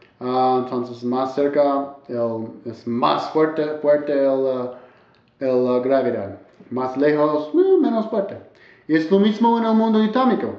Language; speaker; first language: Spanish; non-native, learner; English